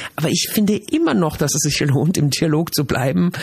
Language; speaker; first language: German; native; German